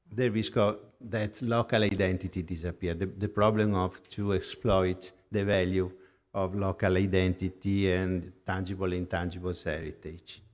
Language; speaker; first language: English; non-native, fluent; Italian